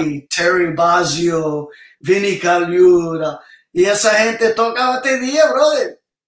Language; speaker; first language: Spanish; early bilingual, other home language; English